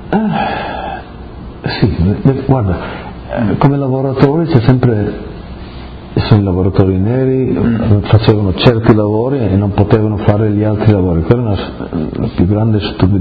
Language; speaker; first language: Italian; early bilingual, heritage; Friulian